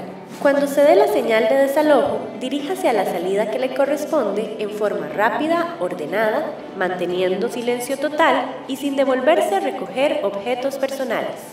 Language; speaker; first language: Spanish; native; Spanish